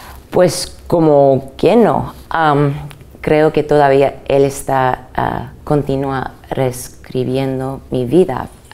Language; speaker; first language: Spanish; early bilingual, other home language; English